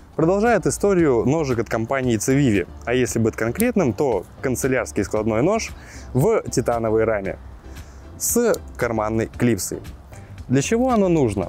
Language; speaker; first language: Russian; native; Russian